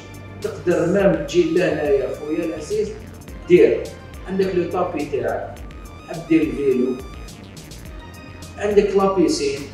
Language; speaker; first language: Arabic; native; Arabic